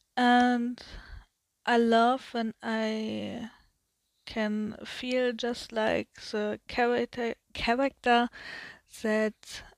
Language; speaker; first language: English; non-native, learner; German